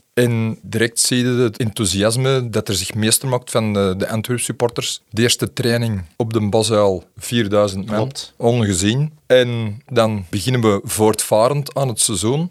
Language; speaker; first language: Dutch; native; Dutch